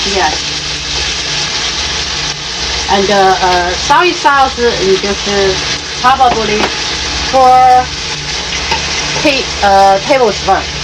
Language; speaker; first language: English; non-native, learner; Chinese